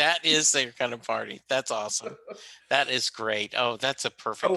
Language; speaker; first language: English; native; English